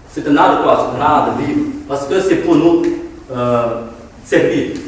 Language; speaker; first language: French; non-native, fluent; Chinese